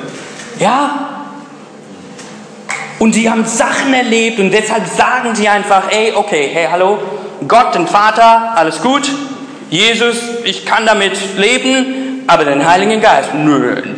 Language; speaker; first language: German; early bilingual, other home language; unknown